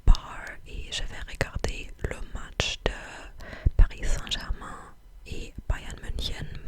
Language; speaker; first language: French; non-native, fluent; English